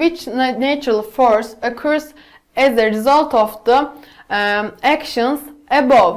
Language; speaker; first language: English; non-native, fluent; Turkish